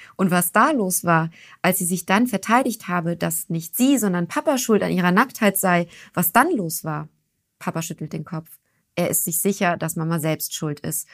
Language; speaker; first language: German; early bilingual, other home language; Turkish